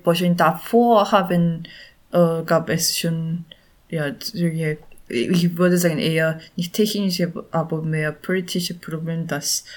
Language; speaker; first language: German; non-native, learner; Korean